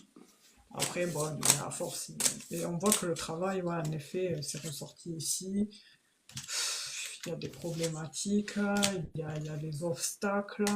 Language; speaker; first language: French; native; French